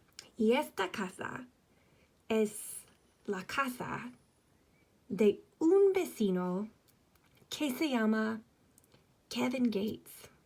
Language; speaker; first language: Spanish; non-native, fluent; English